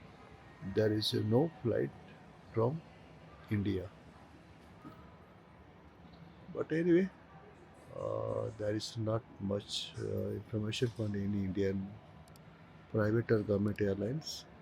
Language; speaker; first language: English; non-native, local second language; Hindi